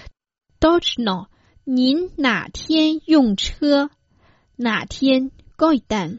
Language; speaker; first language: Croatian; non-native, fluent; Chinese